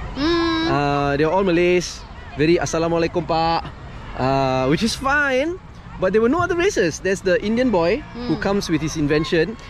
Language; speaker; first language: English; non-native, local second language; Malay